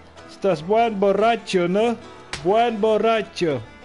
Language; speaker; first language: Spanish; non-native, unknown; Dutch